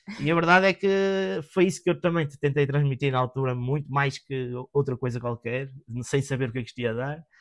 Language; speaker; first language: Portuguese; native; Portuguese